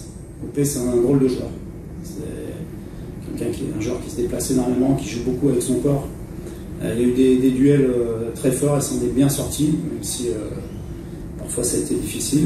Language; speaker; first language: French; native; French